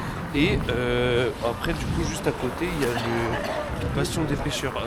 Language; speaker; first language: French; native; French